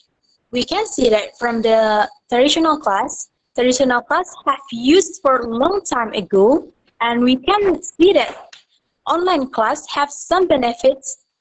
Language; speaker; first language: English; non-native, learner; Indonesian